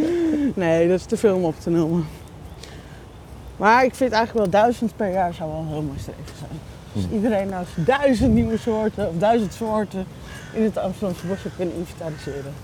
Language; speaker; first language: Dutch; native; Dutch